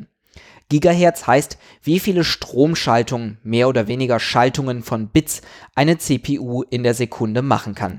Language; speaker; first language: German; native; German